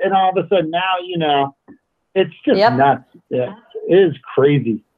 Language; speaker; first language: English; native; English